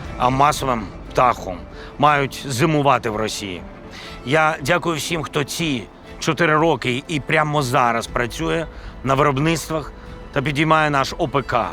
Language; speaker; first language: Ukrainian; non-native, local second language; Russian